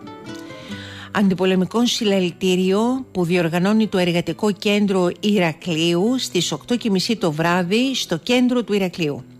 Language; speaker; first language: Greek; native; Greek